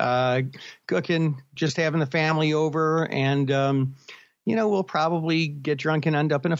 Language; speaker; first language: English; native; English